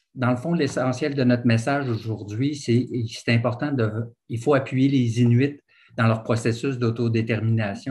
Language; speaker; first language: French; native; French